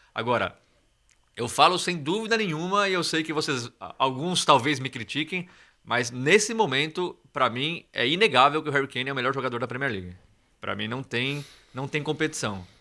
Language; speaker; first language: Portuguese; native; Portuguese